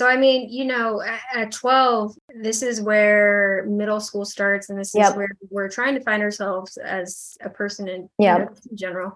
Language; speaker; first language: English; native; English